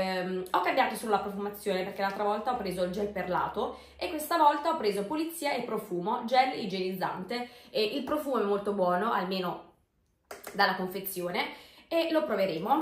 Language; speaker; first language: Italian; native; Italian